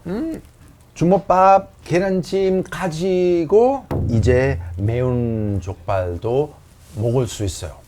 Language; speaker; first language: Korean; non-native, learner; Italian